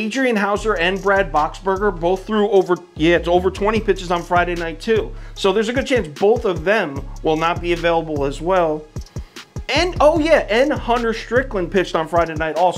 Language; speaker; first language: English; native; English